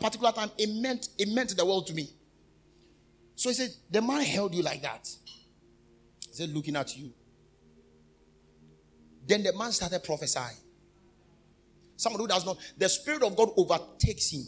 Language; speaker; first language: English; non-native, local second language; Akan